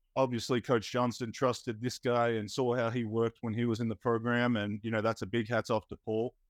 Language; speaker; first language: English; native; English